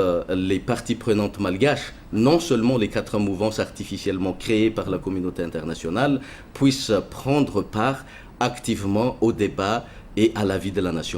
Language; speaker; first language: French; non-native, local second language; Malagasy